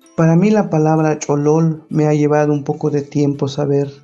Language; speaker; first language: Spanish; non-native, local second language; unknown